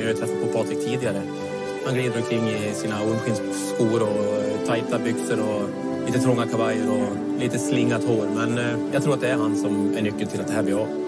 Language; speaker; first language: Swedish; native; Swedish